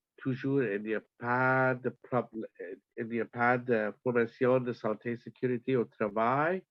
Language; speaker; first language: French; non-native, learner; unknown